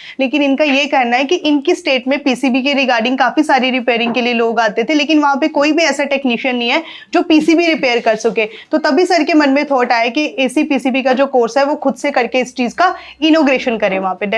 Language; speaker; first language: Hindi; native; Hindi